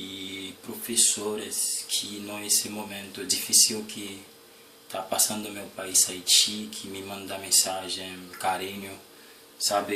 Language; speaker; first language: Portuguese; non-native, learner; Haitian Creole